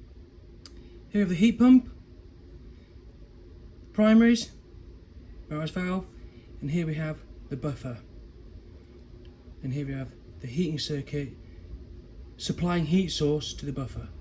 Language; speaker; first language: English; native; English